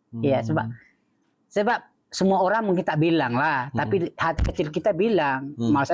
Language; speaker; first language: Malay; non-native, fluent; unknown